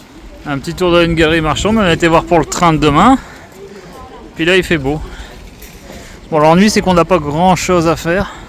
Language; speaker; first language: French; native; French